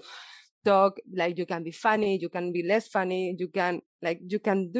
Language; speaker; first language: English; non-native, fluent; Spanish